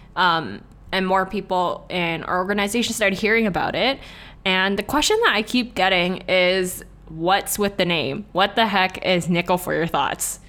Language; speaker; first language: English; non-native, local second language; Cantonese